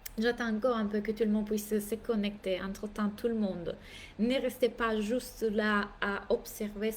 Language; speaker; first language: French; non-native, fluent; Italian